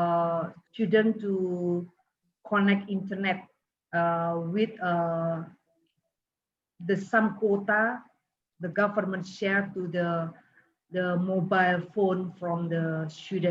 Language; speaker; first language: English; non-native, learner; Indonesian